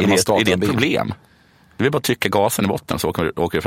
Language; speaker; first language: Swedish; native; Swedish